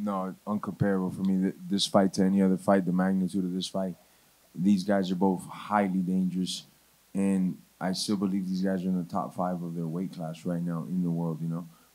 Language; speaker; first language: English; early bilingual, other home language; Spanish